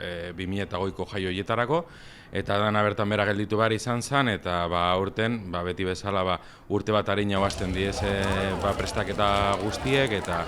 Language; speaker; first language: Basque; native; Basque